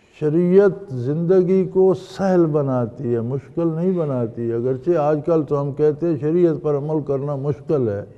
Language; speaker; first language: Urdu; non-native, local second language; Punjabi